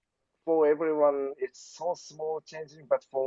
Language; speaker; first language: English; non-native, learner; Japanese